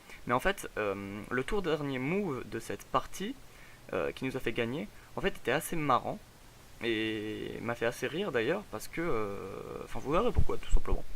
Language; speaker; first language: French; native; French